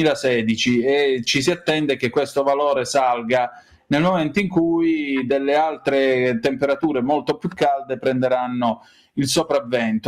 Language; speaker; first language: Italian; native; Italian